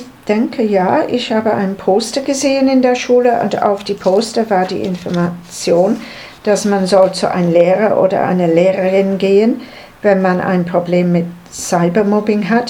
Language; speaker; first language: German; non-native, learner; English